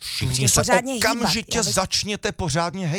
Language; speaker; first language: Czech; native; Czech